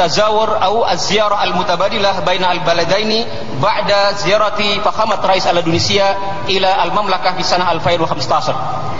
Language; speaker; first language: Arabic; non-native, fluent; Indonesian